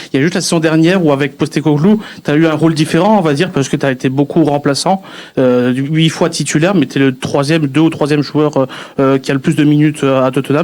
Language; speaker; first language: French; native; French